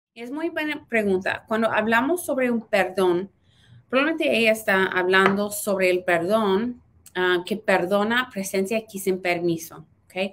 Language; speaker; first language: Spanish; early bilingual, heritage; Spanish